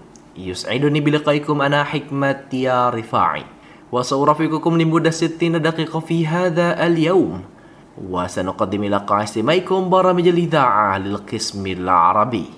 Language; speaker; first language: Arabic; non-native, fluent; Indonesian